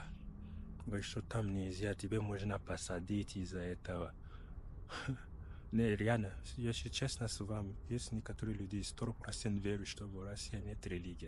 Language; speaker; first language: Russian; non-native, learner; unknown